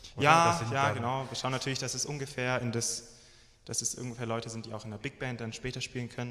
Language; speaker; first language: German; native; German